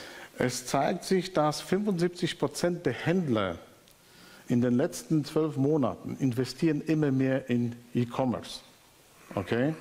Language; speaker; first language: German; non-native, fluent; Polish